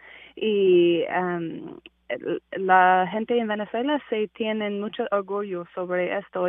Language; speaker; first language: Spanish; non-native, fluent; English